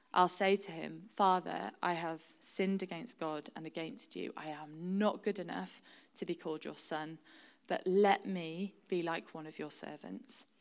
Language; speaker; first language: English; native; English